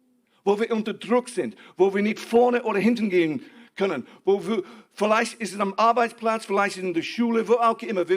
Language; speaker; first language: German; non-native, fluent; English